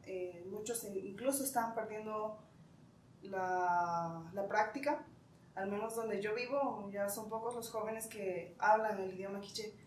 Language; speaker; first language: Spanish; non-native, local second language; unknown